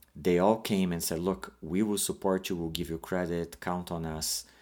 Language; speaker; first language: English; non-native, fluent; Portuguese